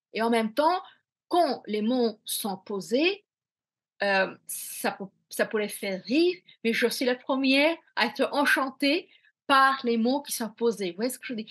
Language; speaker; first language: French; non-native, fluent; Bangla